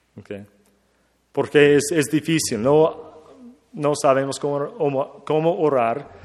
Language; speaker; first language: Spanish; non-native, learner; English